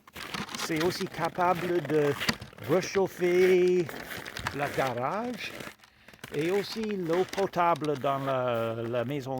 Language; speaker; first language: French; non-native, fluent; English